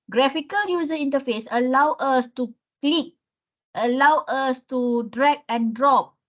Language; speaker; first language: English; non-native, local second language; Malay